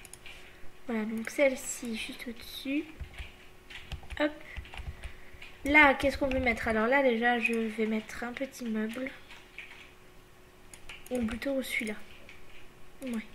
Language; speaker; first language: French; native; French